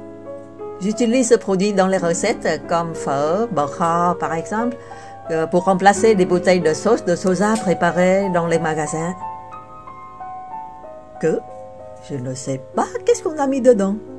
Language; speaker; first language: French; non-native, fluent; Vietnamese